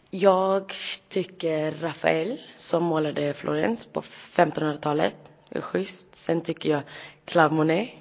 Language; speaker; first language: Swedish; early bilingual, other home language; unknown